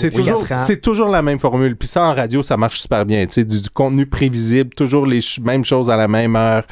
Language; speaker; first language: French; native; French